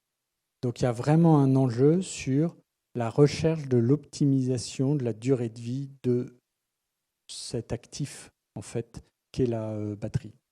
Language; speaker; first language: French; native; French